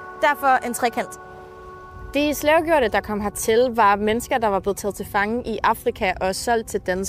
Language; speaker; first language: Danish; native; Danish